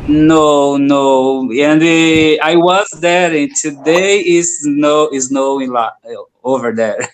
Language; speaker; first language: English; non-native, learner; Portuguese